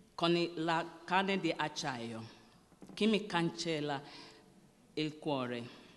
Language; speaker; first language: Italian; non-native, learner; Yoruba